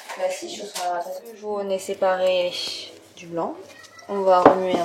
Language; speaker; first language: French; native; French